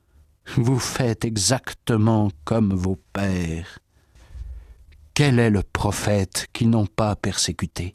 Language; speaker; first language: French; native; French